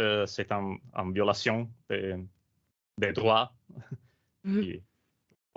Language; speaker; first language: French; non-native, learner; Italian